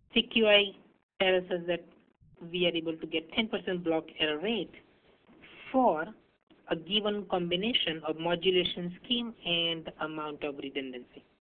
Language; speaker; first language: English; non-native, local second language; Hindi